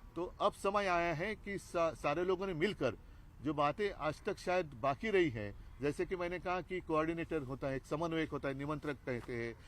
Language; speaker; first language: Hindi; non-native, local second language; Marathi